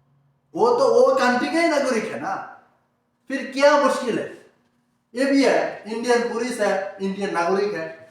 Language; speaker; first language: Hindi; non-native, learner; Bangla